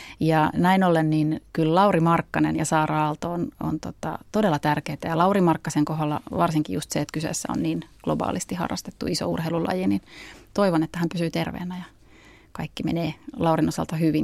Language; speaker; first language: Finnish; native; Finnish